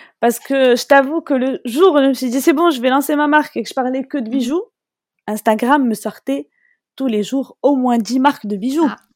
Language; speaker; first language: French; non-native, local second language; Arabic